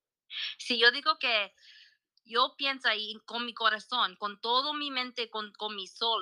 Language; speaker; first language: Spanish; early bilingual, heritage; Spanish